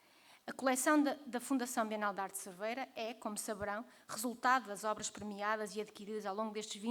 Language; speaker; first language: Portuguese; native; Portuguese